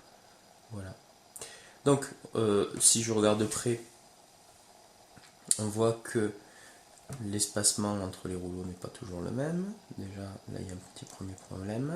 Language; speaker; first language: French; native; French